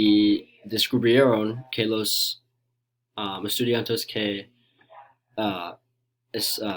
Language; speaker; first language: Spanish; non-native, learner; English